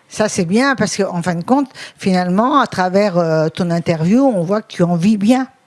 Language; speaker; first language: French; native; French